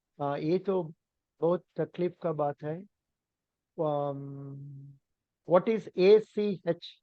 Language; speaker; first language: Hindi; non-native, local second language; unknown